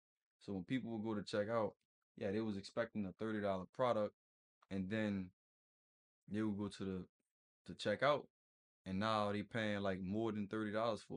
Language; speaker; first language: English; native; English